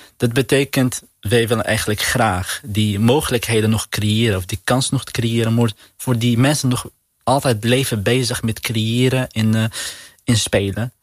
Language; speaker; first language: Dutch; non-native, learner; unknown